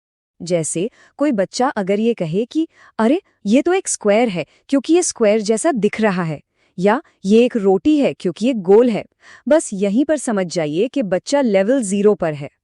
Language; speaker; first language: Hindi; native; Hindi